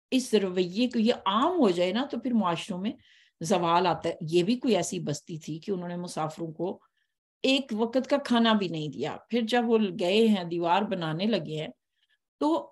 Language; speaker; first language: Hindi; native; Hindi